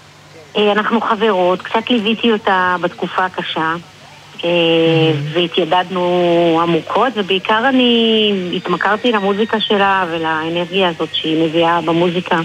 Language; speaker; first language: Hebrew; native; Hebrew